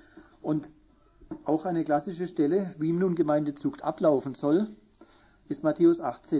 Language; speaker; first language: German; native; German